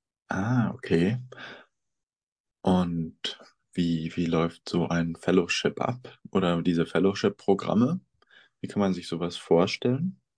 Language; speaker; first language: German; native; German